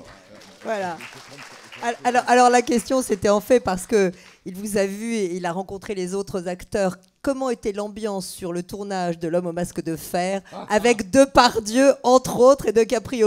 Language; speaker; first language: French; native; French